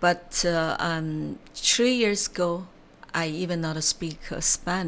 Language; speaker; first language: English; non-native, learner; Chinese